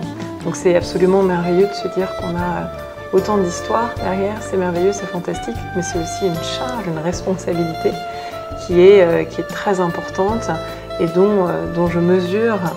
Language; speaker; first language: French; native; French